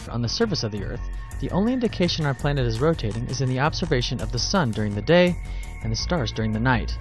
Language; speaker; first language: English; native; English